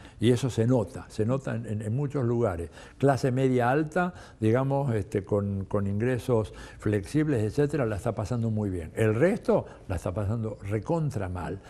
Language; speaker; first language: Spanish; early bilingual, other home language; Italian